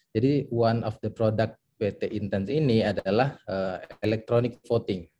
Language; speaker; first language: Indonesian; native; Indonesian